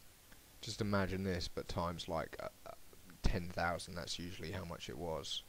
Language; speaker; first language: English; native; English